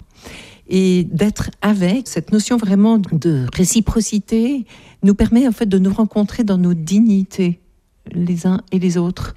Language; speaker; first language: French; native; French